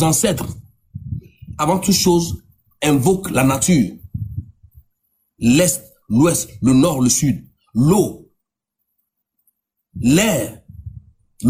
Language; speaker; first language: French; non-native, local second language; Ewe